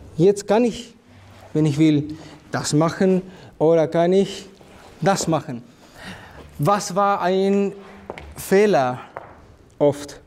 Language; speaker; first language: German; non-native, fluent; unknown